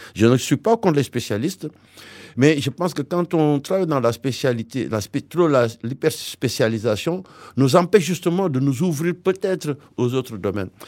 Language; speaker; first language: French; non-native, local second language; Wolof